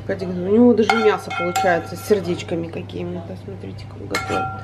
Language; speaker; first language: Russian; native; Russian